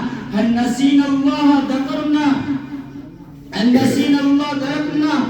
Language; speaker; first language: Arabic; non-native, learner; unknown